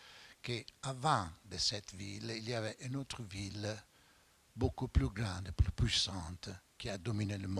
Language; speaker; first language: French; non-native, fluent; Italian